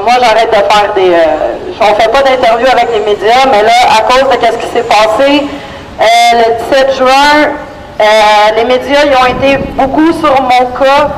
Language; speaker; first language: French; native; French